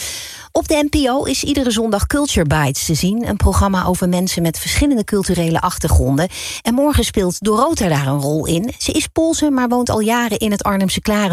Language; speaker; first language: Dutch; native; Dutch